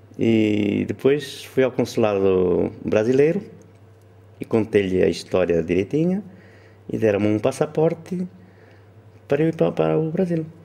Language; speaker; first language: Portuguese; native; Portuguese